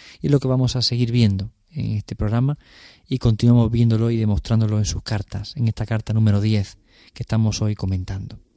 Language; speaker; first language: Spanish; native; Spanish